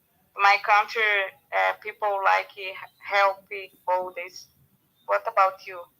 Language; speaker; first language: English; non-native, learner; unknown